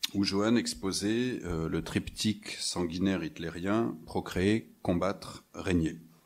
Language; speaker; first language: French; native; French